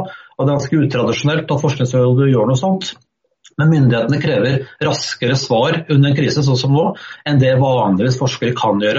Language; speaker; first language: Norwegian; native; Norwegian